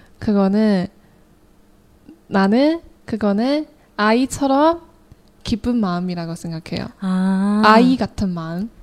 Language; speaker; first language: Korean; non-native, fluent; Chinese